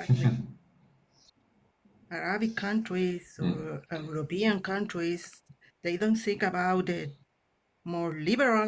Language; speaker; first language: English; non-native, learner; Spanish